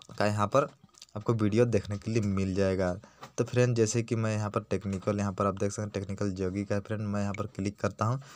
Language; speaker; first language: Hindi; native; Hindi